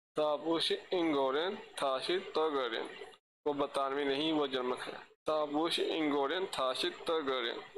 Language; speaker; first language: Urdu; native; Urdu